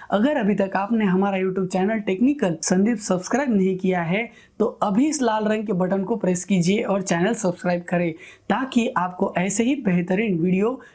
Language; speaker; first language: Hindi; non-native, local second language; Marathi